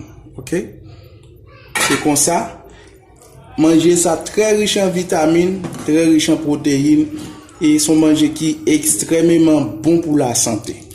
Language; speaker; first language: French; non-native, local second language; Haitian Creole